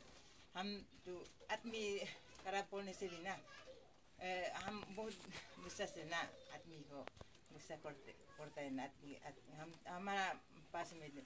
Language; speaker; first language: Hindi; non-native, local second language; Adi